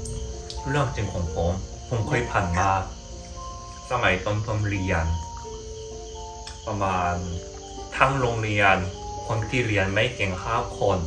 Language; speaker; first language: Thai; non-native, fluent; Korean